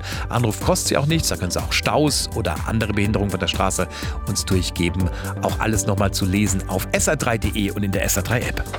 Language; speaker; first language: German; native; German